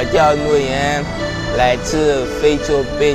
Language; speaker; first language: Chinese; non-native, learner; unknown